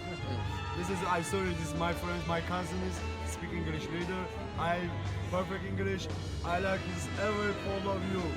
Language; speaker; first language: English; non-native, learner; Turkish